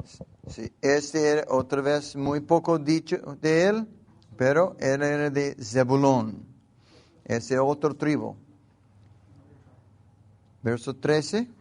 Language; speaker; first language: Spanish; non-native, learner; English